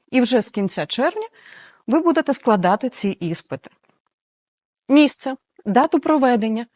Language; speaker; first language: Ukrainian; native; Ukrainian